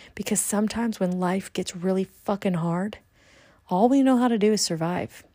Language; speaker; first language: English; native; English